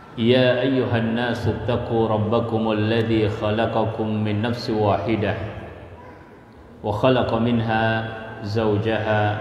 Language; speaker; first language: Arabic; non-native, fluent; Indonesian